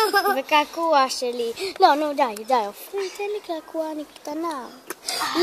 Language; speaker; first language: Hebrew; native; Hebrew